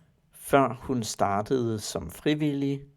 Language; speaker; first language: Danish; non-native, learner; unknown